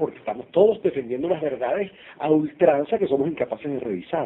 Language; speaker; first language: Spanish; native; Spanish